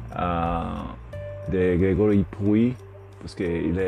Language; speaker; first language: French; non-native, learner; Spanish